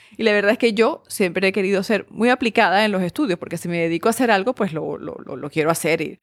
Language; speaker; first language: Spanish; native; Spanish